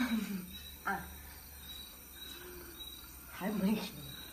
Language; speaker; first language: Chinese; non-native, learner; Nepali